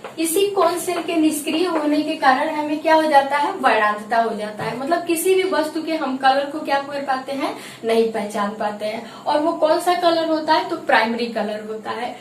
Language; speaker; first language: Hindi; native; Hindi